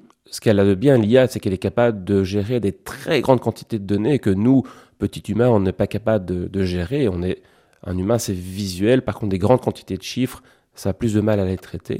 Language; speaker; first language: French; native; French